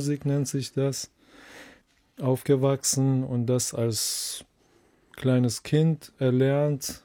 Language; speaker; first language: German; non-native, fluent; Persian